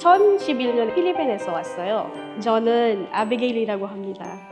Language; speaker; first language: Korean; non-native, learner; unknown